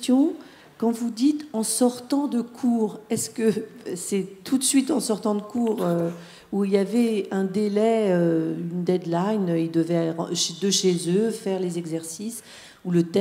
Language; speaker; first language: French; native; French